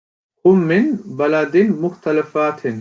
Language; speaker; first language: Arabic; non-native, learner; English